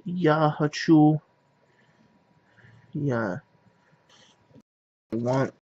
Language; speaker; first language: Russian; non-native, learner; English